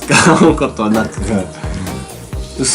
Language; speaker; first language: Japanese; non-native, fluent; English